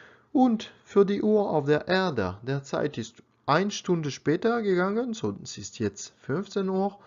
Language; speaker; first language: German; non-native, learner; French